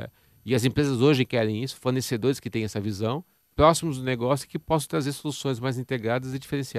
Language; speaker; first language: Portuguese; native; Portuguese